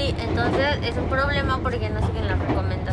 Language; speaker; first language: Spanish; native; Spanish